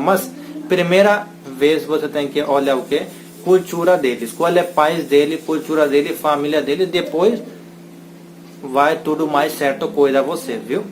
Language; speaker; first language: Portuguese; non-native, learner; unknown